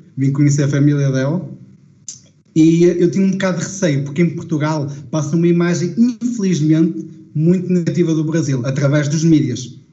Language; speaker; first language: Portuguese; native; Portuguese